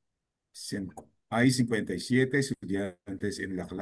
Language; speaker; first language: Spanish; non-native, learner; Filipino